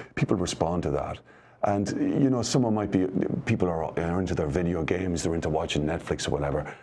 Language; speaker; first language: English; native; English